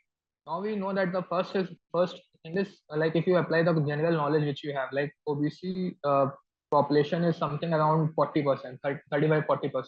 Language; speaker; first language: English; non-native, local second language; Hindi